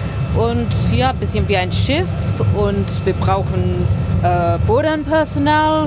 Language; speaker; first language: German; non-native, learner; English